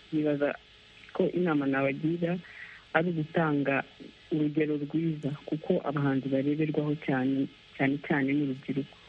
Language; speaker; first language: Kinyarwanda; native; Kinyarwanda